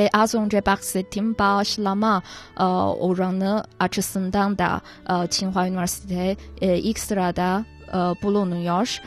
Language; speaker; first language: Turkish; non-native, fluent; Chinese